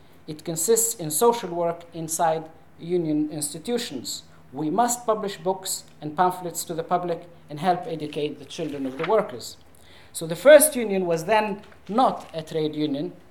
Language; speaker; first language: English; non-native, fluent; Arabic